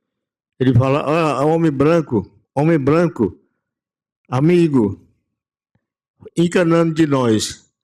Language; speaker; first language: Portuguese; non-native, local second language; Yanomámi